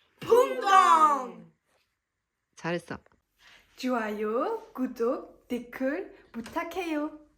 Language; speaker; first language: Korean; early bilingual, heritage; French